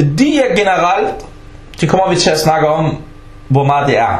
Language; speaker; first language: Danish; early bilingual, other home language; Arabic